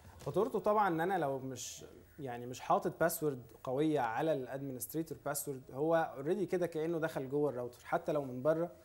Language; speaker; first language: Arabic; native; Arabic